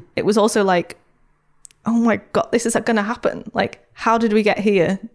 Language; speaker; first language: English; native; English